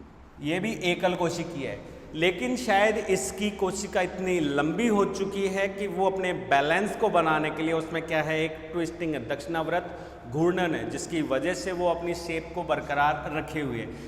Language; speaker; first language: Hindi; native; Hindi